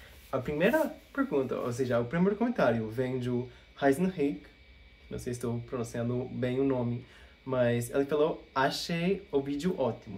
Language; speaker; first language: Portuguese; non-native, fluent; English